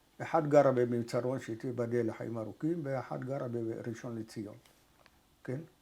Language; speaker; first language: Hebrew; early bilingual, other home language; Arabic